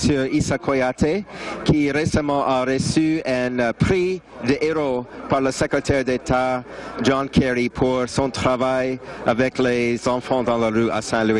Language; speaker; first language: French; non-native, fluent; English